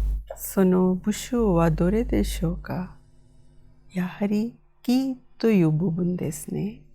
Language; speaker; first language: Japanese; non-native, fluent; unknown